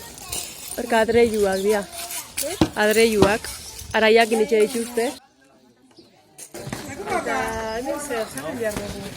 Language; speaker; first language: Basque; native; Basque